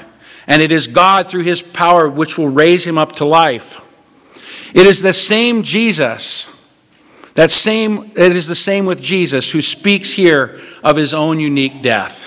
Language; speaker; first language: English; native; English